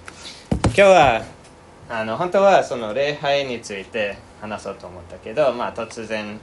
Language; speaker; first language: Japanese; non-native, fluent; English